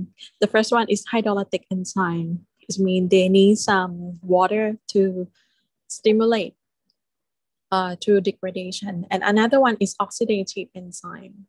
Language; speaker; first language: English; non-native, learner; Thai